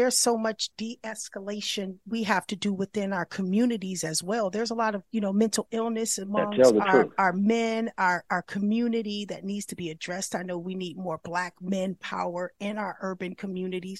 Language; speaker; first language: English; native; English